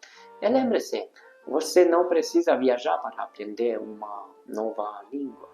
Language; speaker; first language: Portuguese; non-native, fluent; Hungarian